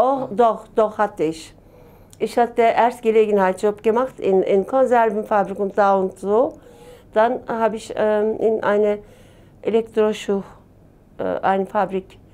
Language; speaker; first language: German; non-native, learner; Turkish